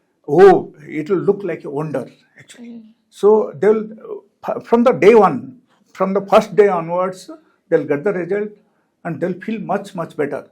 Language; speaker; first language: English; non-native, local second language; Telugu